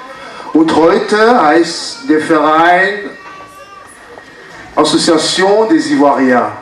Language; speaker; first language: German; non-native, fluent; French